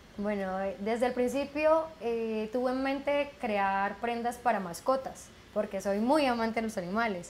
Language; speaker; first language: Spanish; native; Spanish